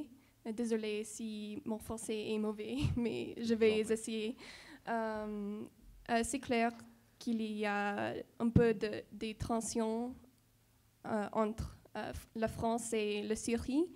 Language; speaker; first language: French; non-native, learner; English